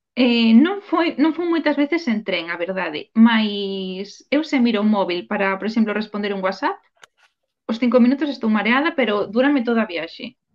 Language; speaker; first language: Galician; non-native, local second language; Spanish